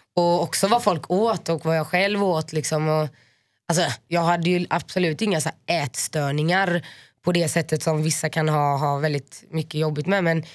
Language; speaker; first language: Swedish; native; Swedish